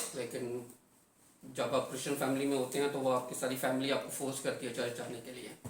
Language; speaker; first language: Urdu; non-native, local second language; Punjabi